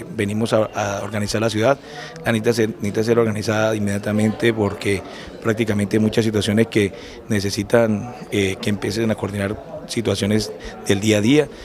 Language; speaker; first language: Spanish; native; Spanish